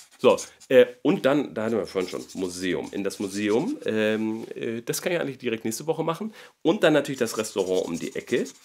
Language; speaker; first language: German; native; German